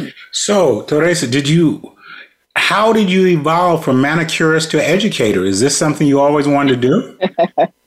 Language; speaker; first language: English; native; English